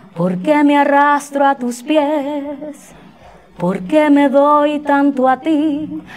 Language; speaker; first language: Spanish; native; Spanish